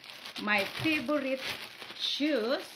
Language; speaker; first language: English; non-native, local second language; Filipino